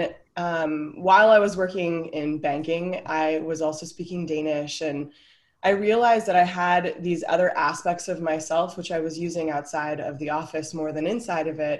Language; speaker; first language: English; native; English